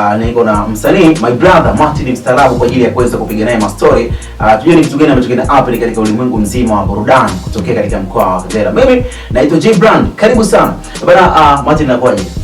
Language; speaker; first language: Swahili; native; Swahili